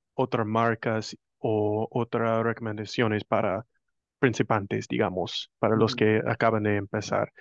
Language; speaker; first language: Spanish; non-native, fluent; English